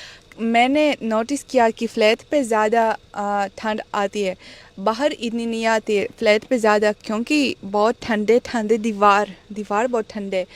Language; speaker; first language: Hindi; non-native, fluent; Russian